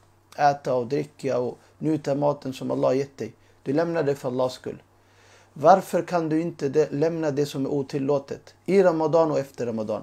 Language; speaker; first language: Swedish; early bilingual, other home language; Urdu